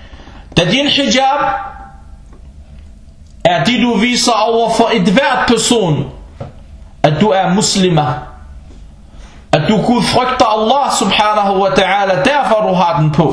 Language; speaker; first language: Danish; non-native, fluent; Arabic